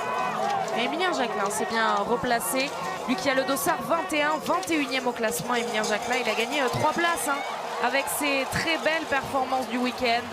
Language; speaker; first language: French; native; French